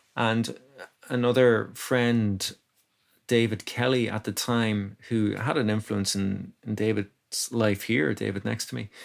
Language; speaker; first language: English; native; English